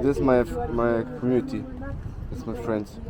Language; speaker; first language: English; non-native, fluent; German